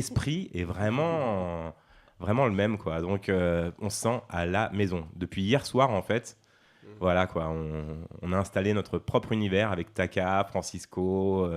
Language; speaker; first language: French; native; French